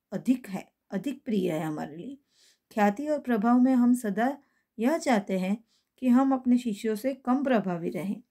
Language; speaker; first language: Hindi; non-native, local second language; Gujarati